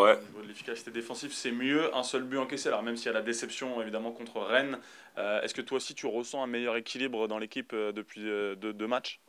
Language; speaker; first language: French; native; French